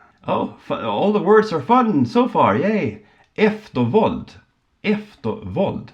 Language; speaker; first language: Swedish; native; Swedish